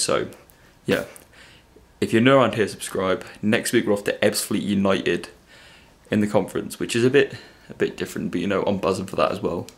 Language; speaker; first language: English; native; English